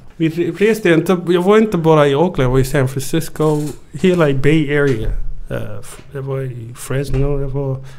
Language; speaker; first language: Swedish; early bilingual, other home language; Amharic